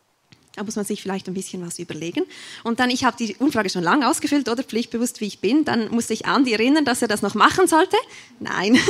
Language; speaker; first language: German; native; German